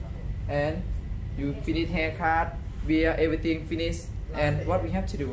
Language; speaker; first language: English; non-native, learner; Thai